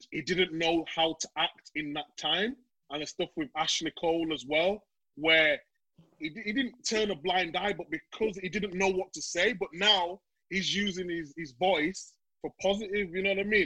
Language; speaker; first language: English; native; English